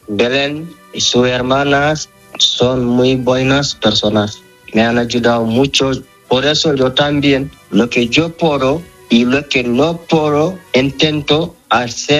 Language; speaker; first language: Spanish; non-native, learner; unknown